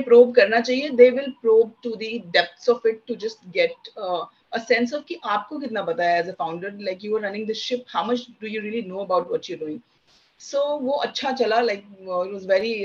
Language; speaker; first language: English; non-native, local second language; Hindi